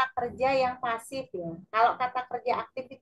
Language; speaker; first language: Indonesian; native; Indonesian